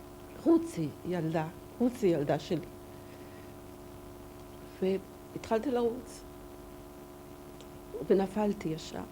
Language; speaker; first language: Hebrew; non-native, fluent; Yiddish